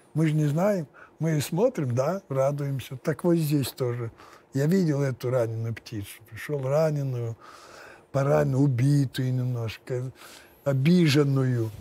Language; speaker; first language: Russian; non-native, fluent; Lithuanian